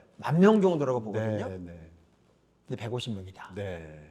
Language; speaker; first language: Korean; native; Korean